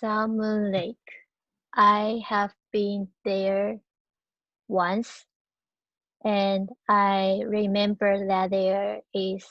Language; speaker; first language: English; non-native, learner; Chinese